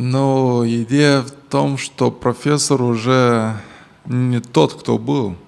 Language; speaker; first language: Russian; non-native, local second language; Romanian